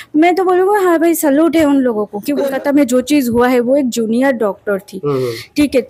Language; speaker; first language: Hindi; non-native, local second language; Bangla